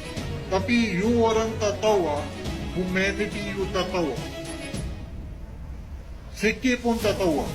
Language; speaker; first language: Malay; non-native, learner; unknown